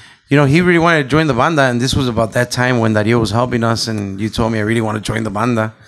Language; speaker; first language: English; early bilingual, other home language; Spanish